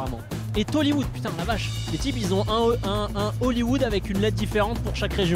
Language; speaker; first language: French; native; French